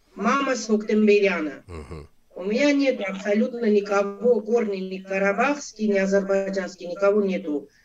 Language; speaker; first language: Russian; non-native, local second language; Armenian